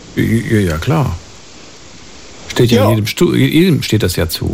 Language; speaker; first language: German; native; German